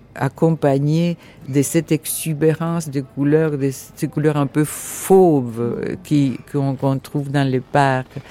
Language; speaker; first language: French; non-native, fluent; Spanish